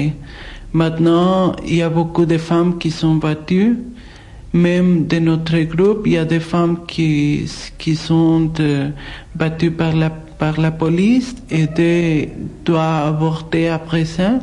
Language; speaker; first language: French; non-native, fluent; Spanish